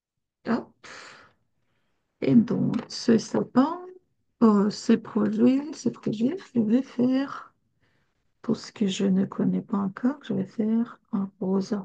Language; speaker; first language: French; non-native, fluent; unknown